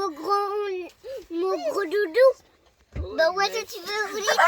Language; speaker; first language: French; native; French